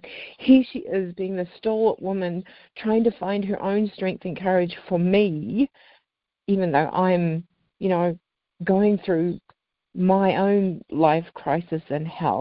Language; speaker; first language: English; native; English